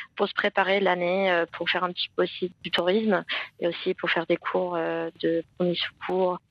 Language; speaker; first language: French; non-native, fluent; English